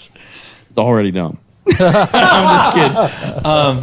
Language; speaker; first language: English; native; English